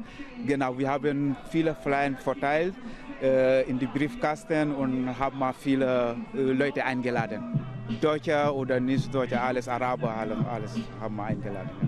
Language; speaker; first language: German; non-native, learner; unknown